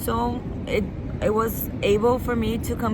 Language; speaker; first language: English; non-native, fluent; Portuguese